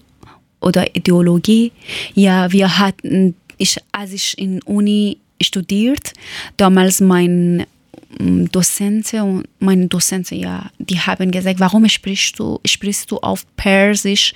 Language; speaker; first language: German; non-native, learner; Persian